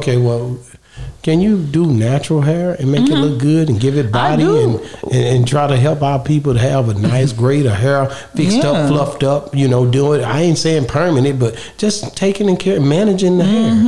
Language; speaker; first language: English; native; English